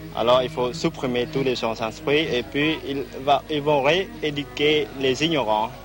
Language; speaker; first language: French; non-native, fluent; Khmer